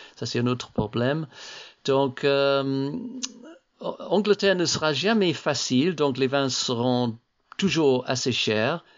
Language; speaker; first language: French; non-native, fluent; English